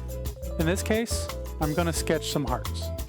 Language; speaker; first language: English; native; English